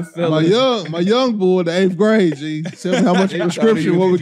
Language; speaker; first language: English; native; English